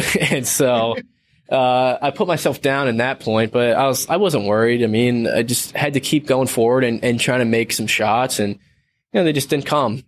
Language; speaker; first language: English; native; English